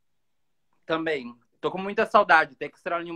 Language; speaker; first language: Spanish; non-native, learner; Portuguese